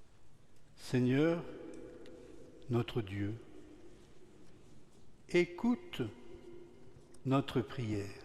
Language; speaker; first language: French; native; French